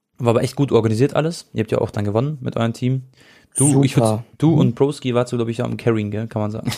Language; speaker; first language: German; early bilingual, other home language; Croatian